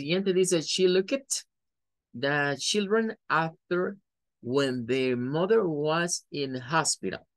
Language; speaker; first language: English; non-native, fluent; Spanish